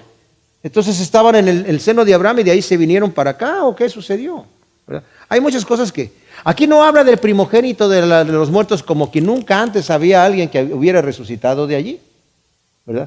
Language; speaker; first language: Spanish; native; Spanish